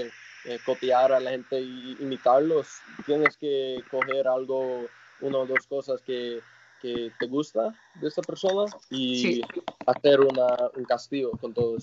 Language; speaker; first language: Spanish; non-native, fluent; English